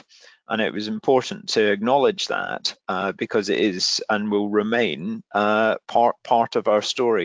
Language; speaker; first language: English; native; English